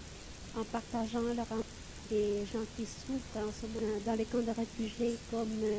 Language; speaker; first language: French; non-native, fluent; Vietnamese